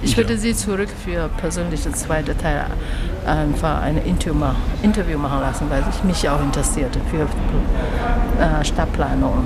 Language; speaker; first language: German; non-native, learner; Chinese